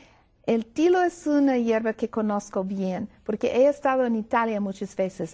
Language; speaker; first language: Spanish; non-native, fluent; English